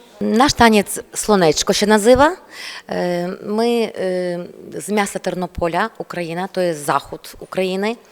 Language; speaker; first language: Polish; non-native, learner; Ukrainian